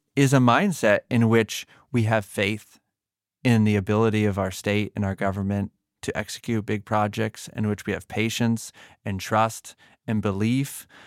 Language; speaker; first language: English; native; English